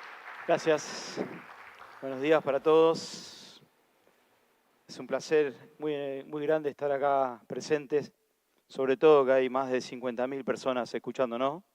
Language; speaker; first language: Spanish; native; Spanish